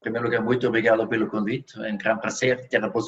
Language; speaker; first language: Portuguese; non-native, fluent; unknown